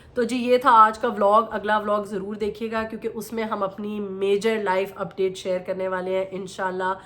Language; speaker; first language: Urdu; native; Urdu